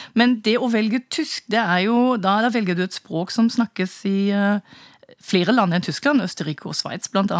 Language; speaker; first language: Norwegian; non-native, fluent; German